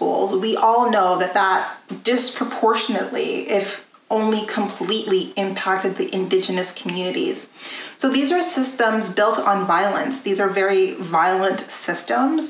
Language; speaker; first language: English; native; English